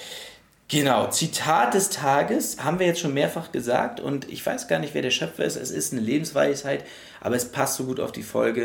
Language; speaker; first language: German; native; German